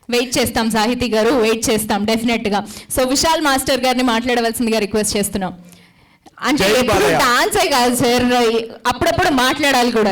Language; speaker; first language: Telugu; native; Telugu